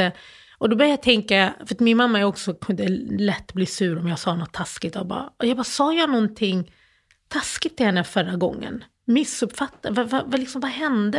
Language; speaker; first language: Swedish; early bilingual, other home language; Arabic